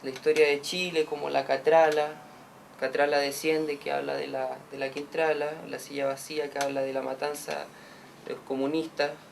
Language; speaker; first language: Spanish; native; Spanish